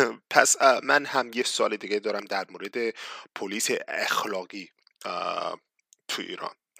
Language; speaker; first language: Persian; non-native, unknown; English